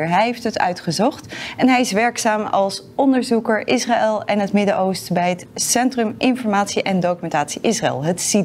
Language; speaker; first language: Dutch; native; Dutch